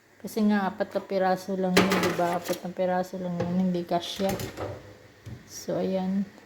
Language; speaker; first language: Filipino; native; Filipino